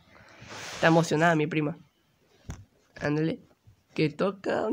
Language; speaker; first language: Spanish; native; Spanish